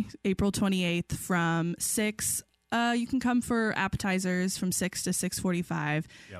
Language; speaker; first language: English; native; English